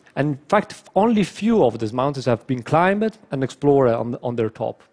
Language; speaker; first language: English; non-native, fluent; Italian